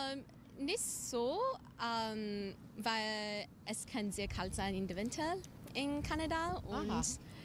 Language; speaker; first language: German; non-native, fluent; English